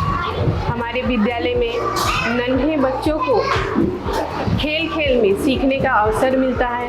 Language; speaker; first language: Hindi; non-native, local second language; Bangla